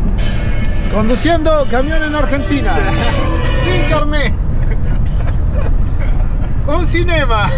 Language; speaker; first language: Spanish; native; Spanish